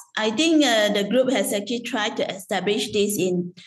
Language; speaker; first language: English; non-native, local second language; Chinese